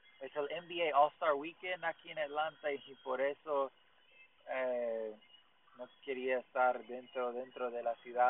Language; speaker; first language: Spanish; non-native, learner; English